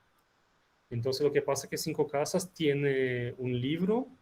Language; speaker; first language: Spanish; non-native, fluent; Portuguese